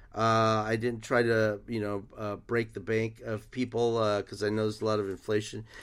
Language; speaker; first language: English; early bilingual, other home language; Spanish